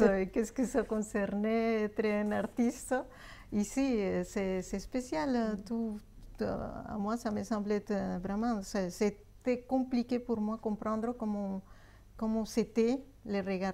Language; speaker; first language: French; non-native, fluent; Spanish